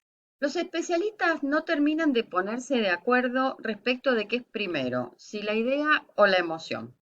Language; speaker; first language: Spanish; native; Spanish